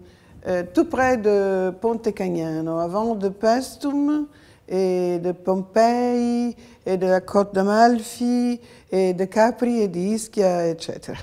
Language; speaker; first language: French; non-native, fluent; Italian